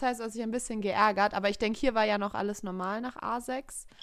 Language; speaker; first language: German; native; German